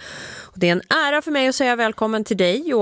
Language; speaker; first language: Swedish; native; Swedish